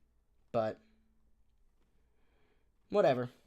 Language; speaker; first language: English; native; English